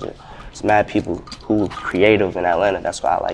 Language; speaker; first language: English; native; English